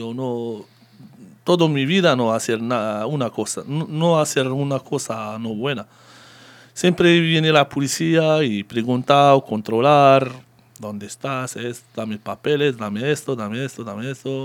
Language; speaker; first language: Spanish; non-native, learner; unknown